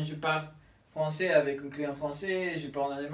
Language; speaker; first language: French; non-native, learner; Spanish